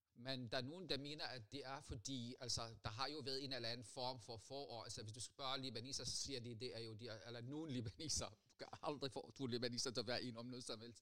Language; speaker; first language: Danish; non-native, fluent; Arabic